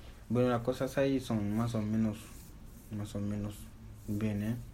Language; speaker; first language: Spanish; non-native, fluent; Fula